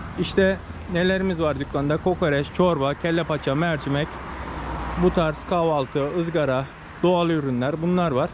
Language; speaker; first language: Turkish; native; Turkish